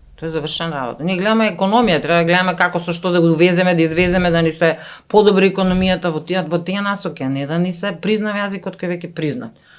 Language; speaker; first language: Macedonian; native; Macedonian